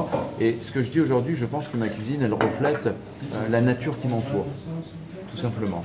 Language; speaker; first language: French; native; French